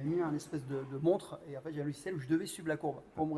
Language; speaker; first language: French; native; French